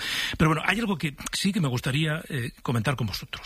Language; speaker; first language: Spanish; native; Spanish